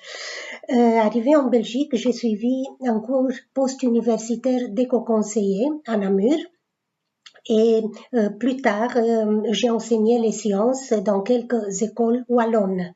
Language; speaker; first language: French; non-native, fluent; Romanian